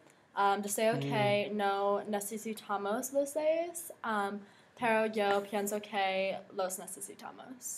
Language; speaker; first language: Spanish; non-native, learner; English